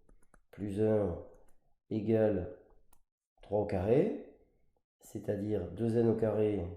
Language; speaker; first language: French; native; French